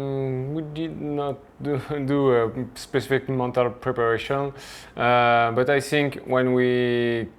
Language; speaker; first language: English; non-native, fluent; French